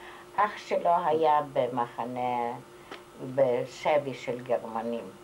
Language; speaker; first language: Hebrew; non-native, fluent; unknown